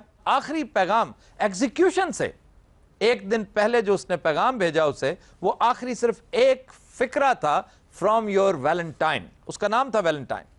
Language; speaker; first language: Urdu; native; Urdu